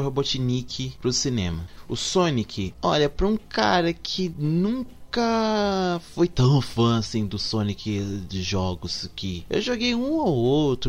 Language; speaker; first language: Portuguese; native; Portuguese